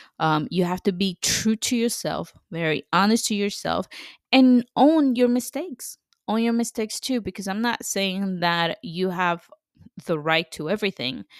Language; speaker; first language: English; non-native, fluent; Spanish